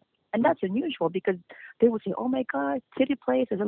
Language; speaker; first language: English; non-native, local second language; Filipino